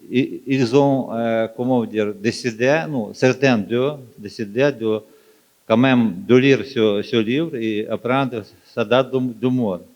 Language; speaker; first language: French; non-native, fluent; Ukrainian